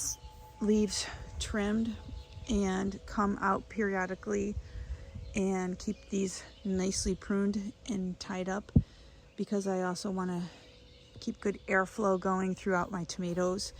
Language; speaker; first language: English; native; English